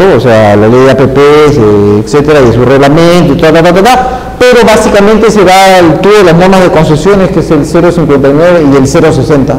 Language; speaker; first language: Spanish; native; Spanish